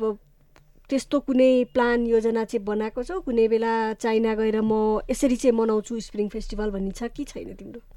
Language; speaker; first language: Nepali; native; Nepali